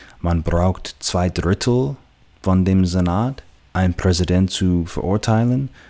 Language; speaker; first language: German; non-native, fluent; English